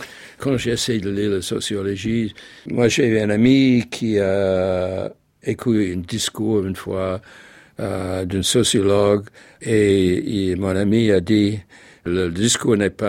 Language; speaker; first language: French; non-native, fluent; English